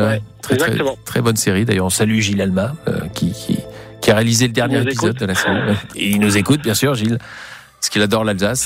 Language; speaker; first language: French; native; French